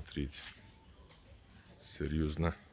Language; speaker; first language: Russian; non-native, learner; Turkish